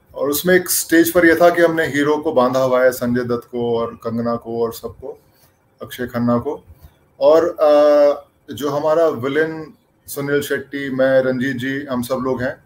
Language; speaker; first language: Hindi; native; Hindi